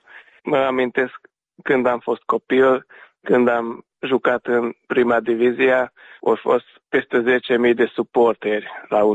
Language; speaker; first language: Romanian; non-native, local second language; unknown